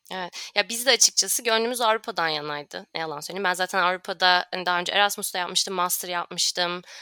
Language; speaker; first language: Turkish; native; Turkish